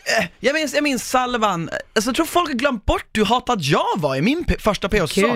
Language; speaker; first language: Swedish; native; Swedish